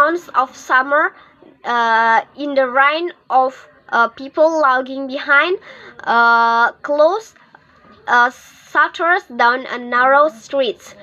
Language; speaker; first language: English; non-native, learner; Indonesian